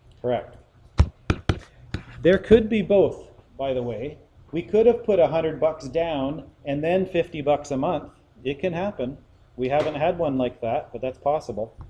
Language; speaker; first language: English; native; English